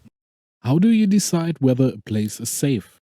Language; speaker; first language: English; non-native, fluent; German